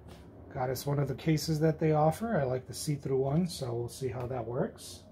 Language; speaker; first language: English; native; English